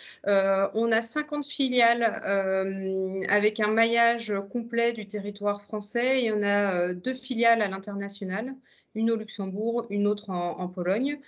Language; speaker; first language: French; native; French